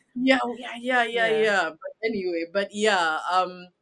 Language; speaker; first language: English; non-native, local second language; Ganda